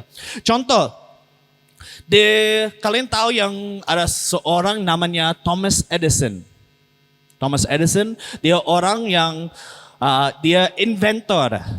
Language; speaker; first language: Indonesian; non-native, learner; English